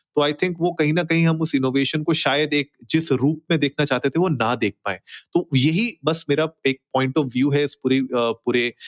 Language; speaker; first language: Hindi; native; Hindi